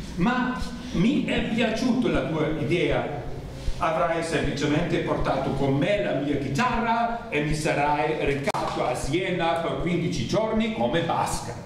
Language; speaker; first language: Italian; non-native, learner; German